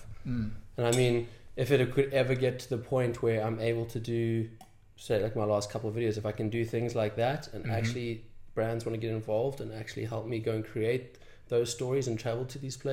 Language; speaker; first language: English; native; English